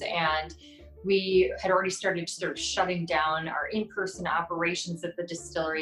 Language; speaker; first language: English; native; English